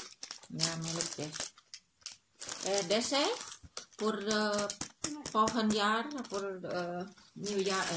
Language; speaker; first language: Dutch; non-native, learner; Indonesian